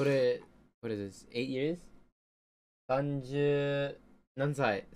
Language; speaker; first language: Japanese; non-native, fluent; English